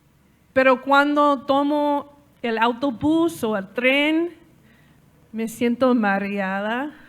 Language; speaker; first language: Spanish; non-native, learner; English